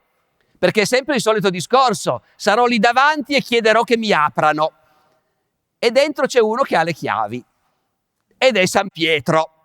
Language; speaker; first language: Italian; native; Italian